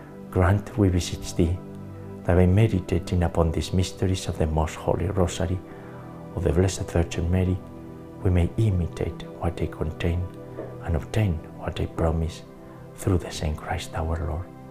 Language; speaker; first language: English; non-native, fluent; Spanish